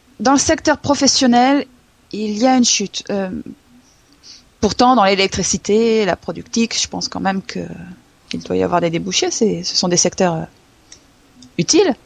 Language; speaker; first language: French; native; French